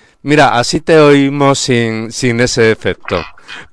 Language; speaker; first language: Spanish; native; Spanish